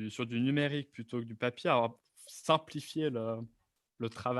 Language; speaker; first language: French; native; French